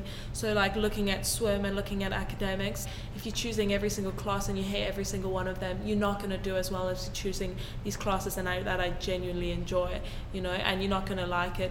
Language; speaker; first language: English; native; English